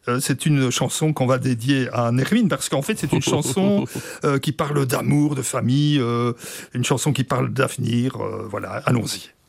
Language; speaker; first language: French; native; French